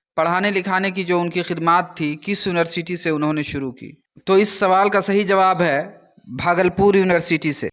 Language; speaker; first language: Urdu; native; Urdu